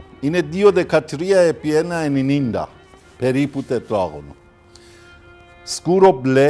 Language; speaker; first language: Greek; non-native, learner; Persian